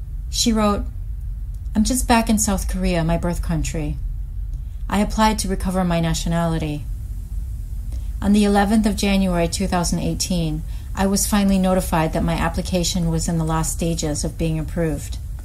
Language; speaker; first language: English; native; English